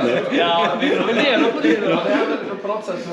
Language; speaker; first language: Swedish; native; Swedish